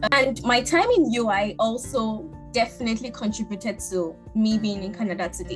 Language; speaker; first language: English; non-native, local second language; Yoruba